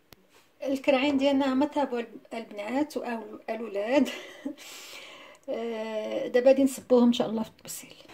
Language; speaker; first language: Arabic; native; Arabic